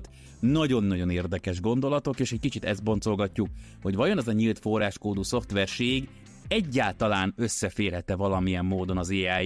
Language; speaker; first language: Hungarian; native; Hungarian